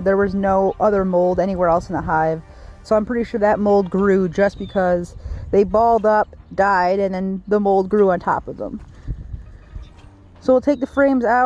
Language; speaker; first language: English; native; English